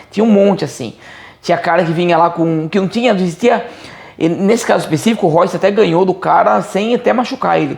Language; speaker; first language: Portuguese; native; Portuguese